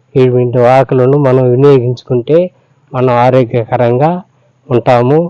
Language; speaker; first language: Telugu; non-native, local second language; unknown